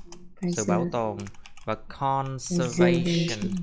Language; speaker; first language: Vietnamese; native; Vietnamese